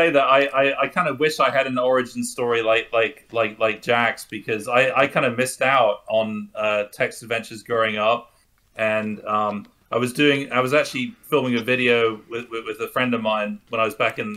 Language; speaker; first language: English; native; English